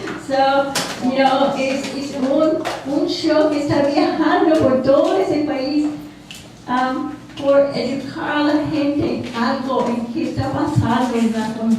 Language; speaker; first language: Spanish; non-native, learner; English